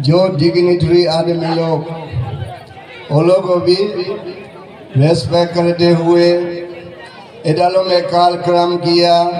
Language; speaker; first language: Hindi; non-native, learner; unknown